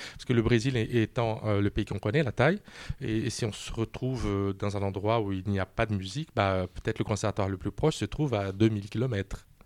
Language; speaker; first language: French; non-native, fluent; Portuguese